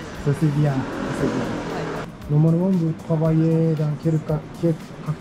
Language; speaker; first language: French; non-native, fluent; Japanese